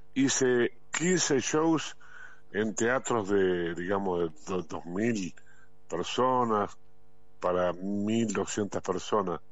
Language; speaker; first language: Spanish; native; Spanish